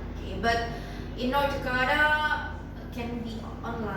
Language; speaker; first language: English; non-native, fluent; Indonesian